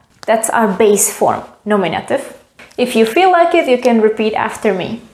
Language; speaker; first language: English; non-native, fluent; Czech